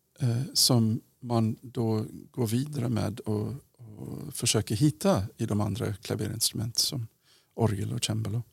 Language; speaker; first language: Swedish; non-native, fluent; English